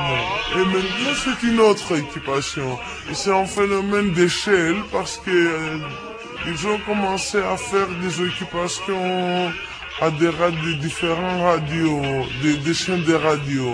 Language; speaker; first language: French; non-native, fluent; Greek